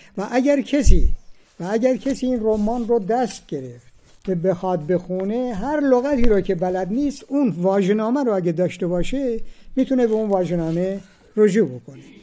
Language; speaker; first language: Persian; non-native, local second language; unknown